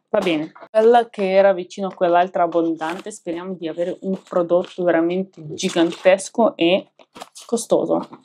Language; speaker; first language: Italian; non-native, fluent; Ukrainian